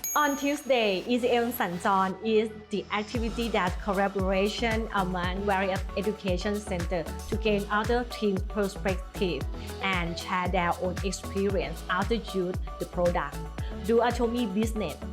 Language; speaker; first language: English; non-native, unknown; Thai